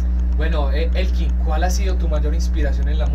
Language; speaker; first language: Spanish; native; Spanish